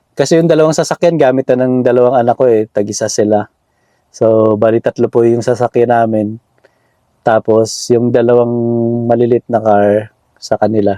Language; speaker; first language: Filipino; native; Filipino